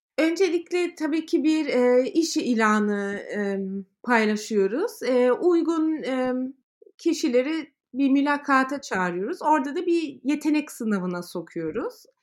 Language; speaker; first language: Turkish; early bilingual, heritage; Turkish